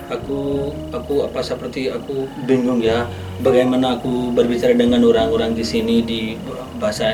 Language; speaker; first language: Indonesian; non-native, learner; Hindi